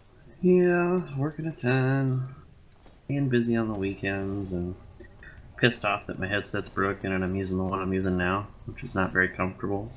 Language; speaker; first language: English; native; English